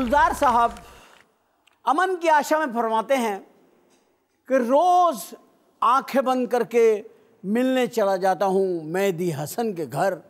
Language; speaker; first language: Urdu; native; Urdu